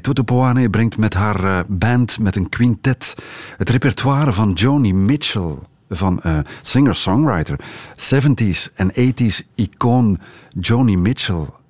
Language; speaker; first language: Dutch; native; Dutch